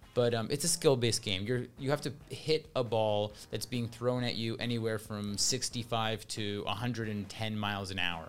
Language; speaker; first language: English; early bilingual, other home language; Russian